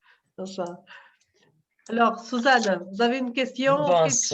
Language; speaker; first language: French; non-native, fluent; Portuguese